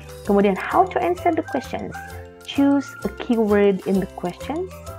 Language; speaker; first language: English; non-native, fluent; Indonesian